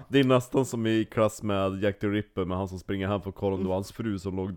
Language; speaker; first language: Swedish; native; Swedish